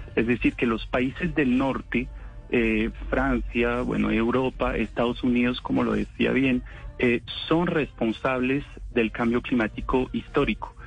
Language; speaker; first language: Spanish; non-native, fluent; French